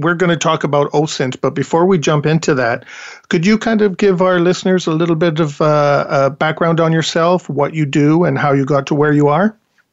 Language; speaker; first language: English; native; English